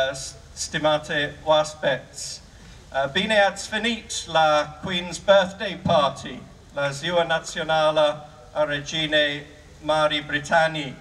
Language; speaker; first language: Romanian; non-native, fluent; English